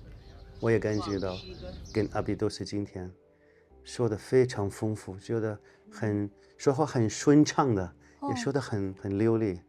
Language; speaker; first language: Chinese; non-native, fluent; Arabic